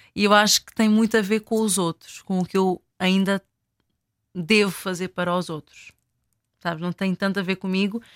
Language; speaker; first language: Portuguese; non-native, local second language; Kabuverdianu